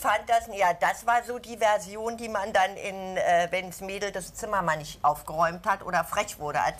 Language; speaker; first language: German; native; German